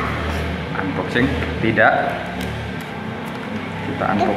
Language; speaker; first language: Indonesian; native; Indonesian